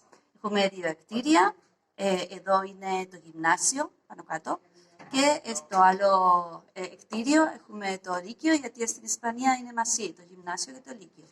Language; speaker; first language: Greek; non-native, fluent; Spanish